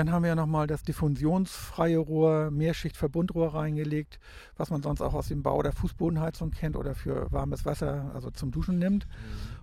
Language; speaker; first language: German; native; German